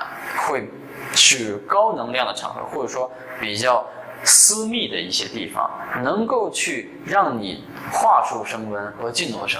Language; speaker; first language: Chinese; native; Chinese